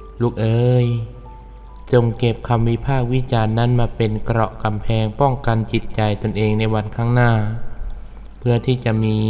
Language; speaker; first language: Thai; native; Thai